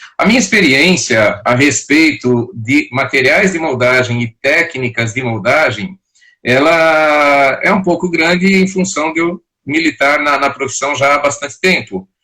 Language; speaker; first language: Portuguese; native; Portuguese